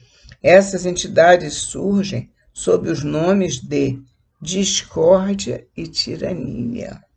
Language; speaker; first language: Portuguese; native; Portuguese